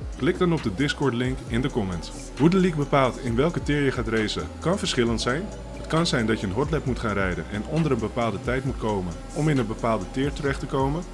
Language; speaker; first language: Dutch; native; Dutch